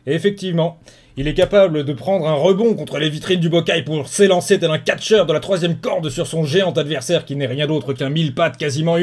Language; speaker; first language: French; native; French